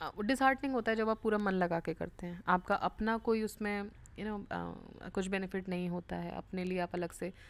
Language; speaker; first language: Hindi; native; Hindi